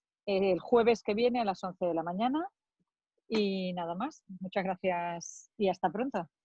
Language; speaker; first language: Spanish; native; Spanish